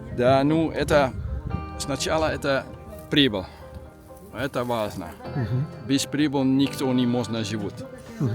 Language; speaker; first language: Russian; non-native, learner; Dutch